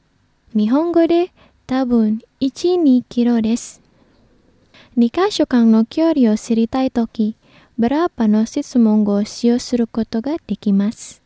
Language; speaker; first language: Japanese; non-native, fluent; Indonesian